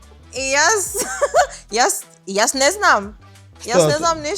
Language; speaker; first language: Macedonian; non-native, learner; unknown